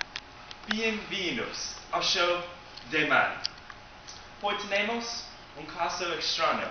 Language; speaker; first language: Spanish; non-native, learner; English